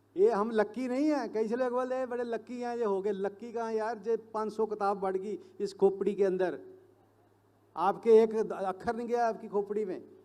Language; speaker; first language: Hindi; non-native, local second language; Punjabi